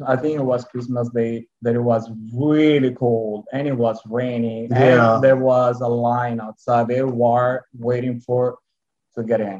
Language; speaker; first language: English; non-native, fluent; Italian